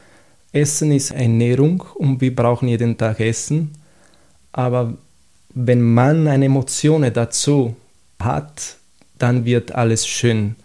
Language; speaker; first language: German; non-native, fluent; Italian